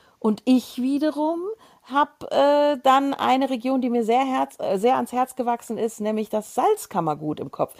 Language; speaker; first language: German; native; German